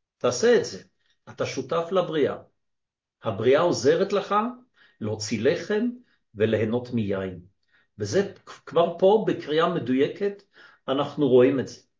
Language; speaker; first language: Hebrew; native; Hebrew